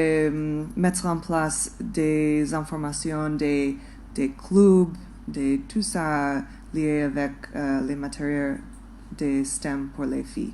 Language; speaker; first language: French; non-native, fluent; English